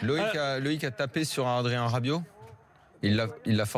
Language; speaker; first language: French; native; French